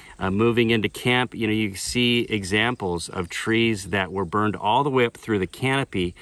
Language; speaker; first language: English; native; English